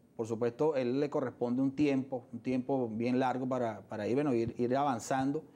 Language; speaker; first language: Spanish; native; Spanish